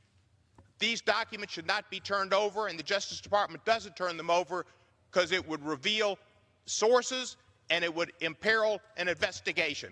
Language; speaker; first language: English; native; English